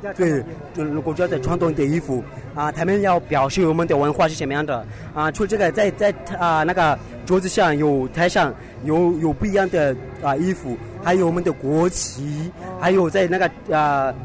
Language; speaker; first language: Chinese; non-native, fluent; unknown